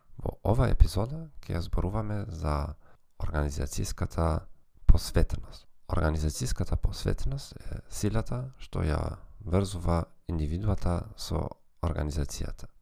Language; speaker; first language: Macedonian; non-native, learner; German